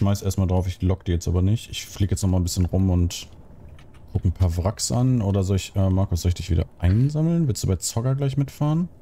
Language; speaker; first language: German; native; German